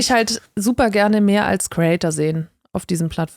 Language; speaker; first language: German; native; German